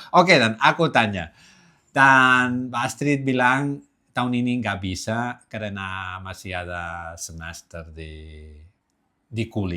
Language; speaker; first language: Indonesian; non-native, learner; Catalan